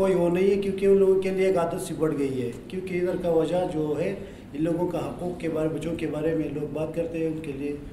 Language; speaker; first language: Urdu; non-native, local second language; Punjabi